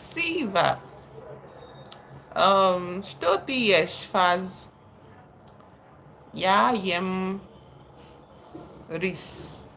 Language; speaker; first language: Russian; non-native, learner; English